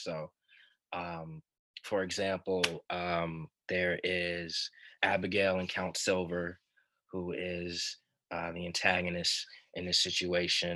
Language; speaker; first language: English; native; English